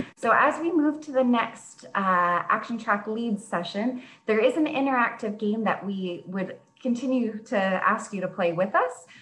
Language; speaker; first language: English; native; English